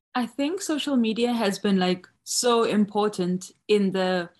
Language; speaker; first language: English; non-native, local second language; Zulu